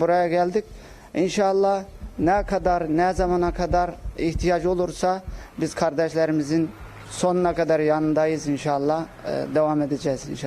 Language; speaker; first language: Turkish; non-native, local second language; Uyghur